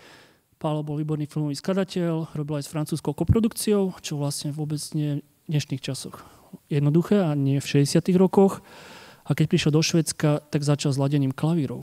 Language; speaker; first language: Slovak; native; Slovak